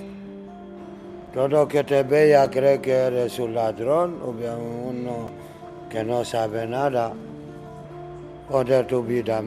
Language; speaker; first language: Spanish; non-native, learner; Arabic